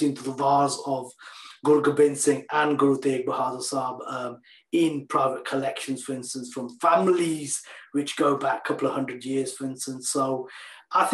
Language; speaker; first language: English; native; English